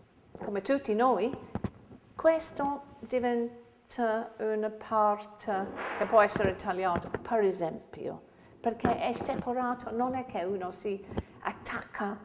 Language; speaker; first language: Italian; non-native, fluent; English